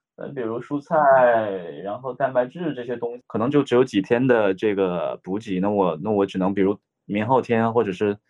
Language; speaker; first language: Chinese; native; Chinese